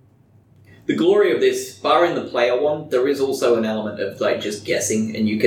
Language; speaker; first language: English; native; English